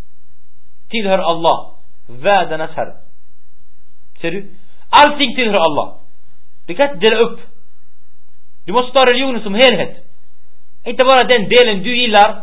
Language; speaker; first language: Swedish; early bilingual, other home language; Arabic